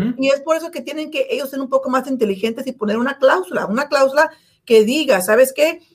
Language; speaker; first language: Spanish; early bilingual, heritage; Spanish